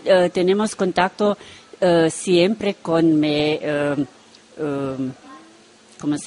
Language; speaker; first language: Spanish; non-native, learner; Romanian